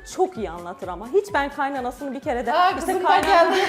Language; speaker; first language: Turkish; native; Turkish